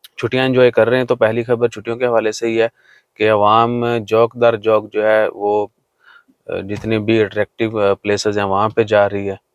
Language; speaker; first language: Urdu; non-native, local second language; Punjabi